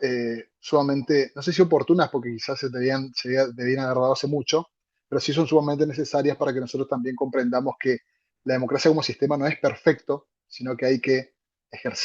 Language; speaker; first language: Spanish; native; Spanish